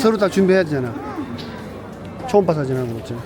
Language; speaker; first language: Korean; native; Korean